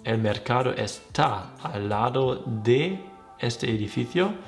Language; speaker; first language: Spanish; non-native, learner; German